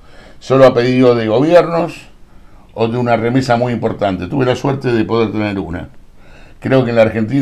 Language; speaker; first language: Spanish; native; Spanish